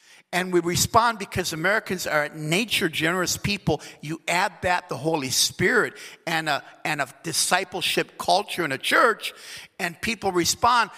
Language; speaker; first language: English; native; English